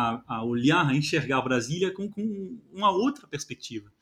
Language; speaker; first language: Portuguese; non-native, fluent; French